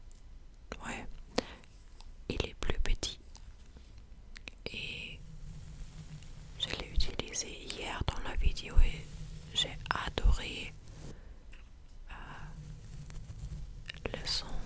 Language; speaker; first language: French; non-native, fluent; English